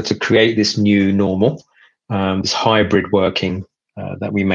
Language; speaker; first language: English; native; English